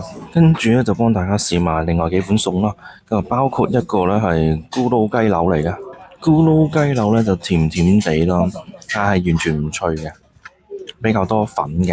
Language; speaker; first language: Cantonese; native; Cantonese